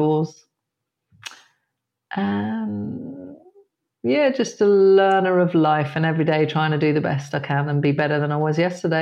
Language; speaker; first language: English; native; English